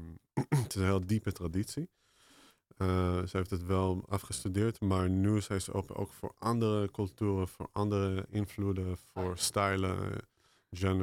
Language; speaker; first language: Dutch; non-native, fluent; Hebrew